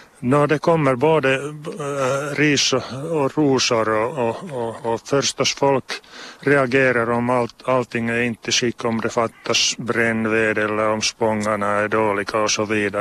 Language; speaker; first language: Swedish; non-native, local second language; Finnish